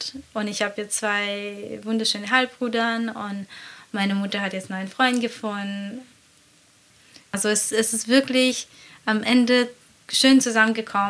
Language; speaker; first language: German; non-native, fluent; Latvian